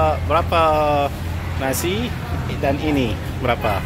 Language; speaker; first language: Indonesian; non-native, learner; Arabic